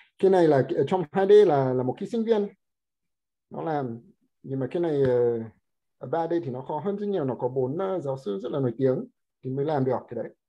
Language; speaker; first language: Vietnamese; non-native, fluent; English